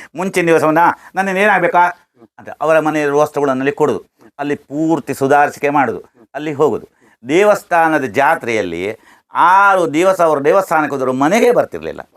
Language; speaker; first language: Kannada; non-native, local second language; Konkani